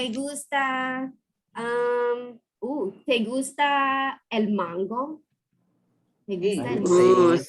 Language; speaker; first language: Spanish; non-native, fluent; English